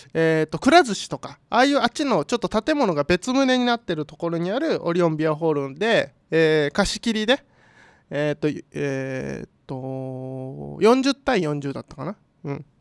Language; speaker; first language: Japanese; native; Japanese